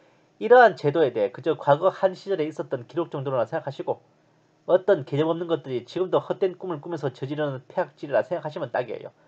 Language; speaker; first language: Korean; native; Korean